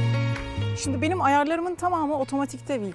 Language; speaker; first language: Turkish; native; Turkish